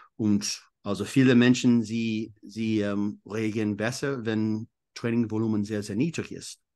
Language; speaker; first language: German; non-native, fluent; English